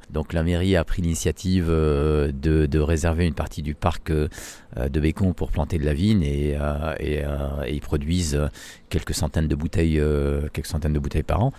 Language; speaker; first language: French; non-native, local second language; Arabic